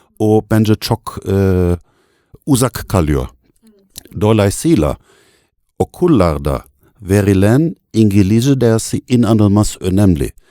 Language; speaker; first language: Turkish; non-native, fluent; German